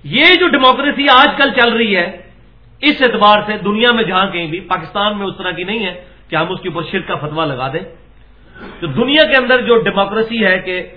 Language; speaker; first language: Urdu; non-native, local second language; Punjabi